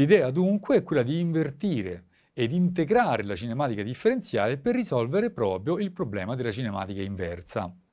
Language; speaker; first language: Italian; native; Italian